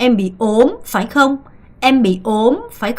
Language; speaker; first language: Vietnamese; non-native, fluent; Korean